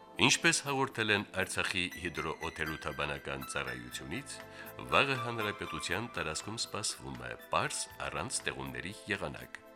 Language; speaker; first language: Armenian; native; Armenian